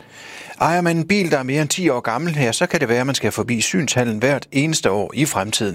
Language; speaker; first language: Danish; native; Danish